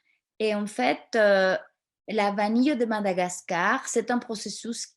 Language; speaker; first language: French; non-native, fluent; Spanish